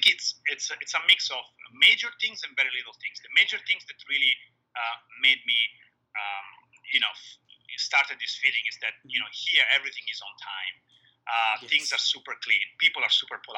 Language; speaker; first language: English; non-native, fluent; Italian